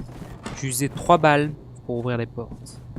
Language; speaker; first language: French; native; French